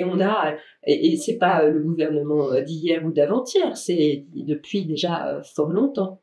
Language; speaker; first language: French; native; French